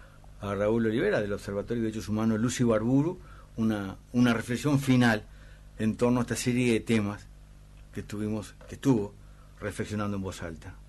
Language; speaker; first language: Spanish; native; Spanish